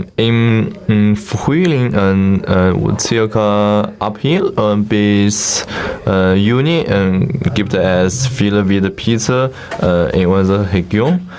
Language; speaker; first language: German; non-native, learner; Chinese